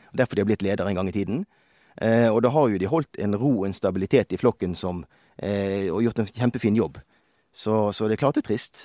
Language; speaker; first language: Norwegian; native; Norwegian